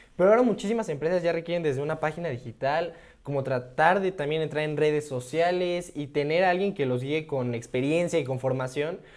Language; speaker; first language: Spanish; native; Spanish